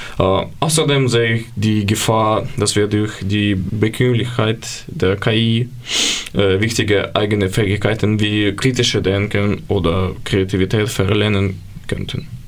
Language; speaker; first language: German; non-native, learner; Ukrainian